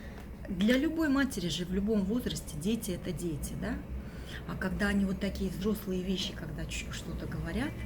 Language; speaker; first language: Russian; native; Russian